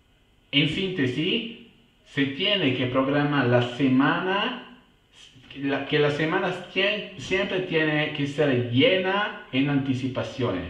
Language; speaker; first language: Spanish; non-native, fluent; Italian